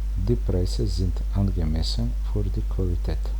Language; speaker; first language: German; non-native, fluent; Croatian